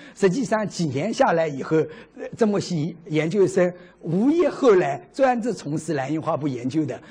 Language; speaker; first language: Chinese; native; Chinese